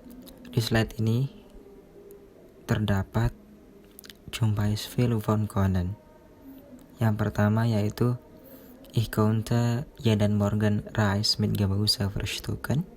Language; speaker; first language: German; non-native, learner; Indonesian